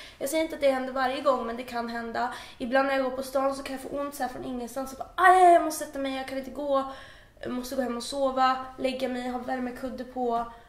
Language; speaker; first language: Swedish; early bilingual, other home language; Persian